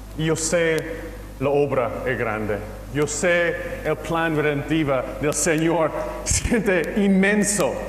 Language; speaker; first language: Spanish; non-native, fluent; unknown